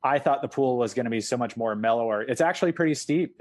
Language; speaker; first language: English; native; English